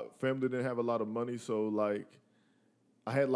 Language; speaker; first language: English; early bilingual, other home language; Spanish